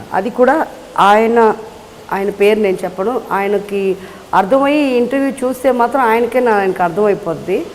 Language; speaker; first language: Telugu; non-native, local second language; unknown